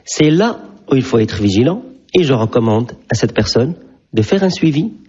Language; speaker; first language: French; non-native, local second language; Arabic